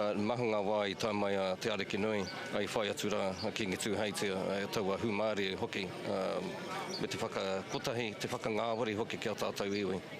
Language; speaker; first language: Māori; native; Māori